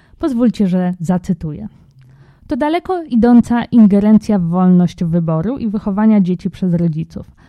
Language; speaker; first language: Polish; native; Polish